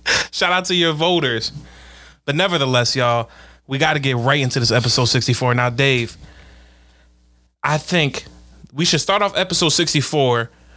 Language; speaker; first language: English; native; English